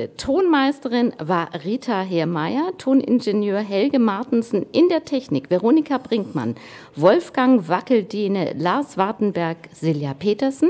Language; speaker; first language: German; native; German